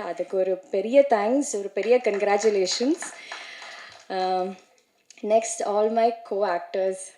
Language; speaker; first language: Tamil; non-native, learner; Malayalam